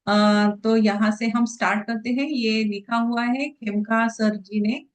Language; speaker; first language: Hindi; non-native, local second language; Marathi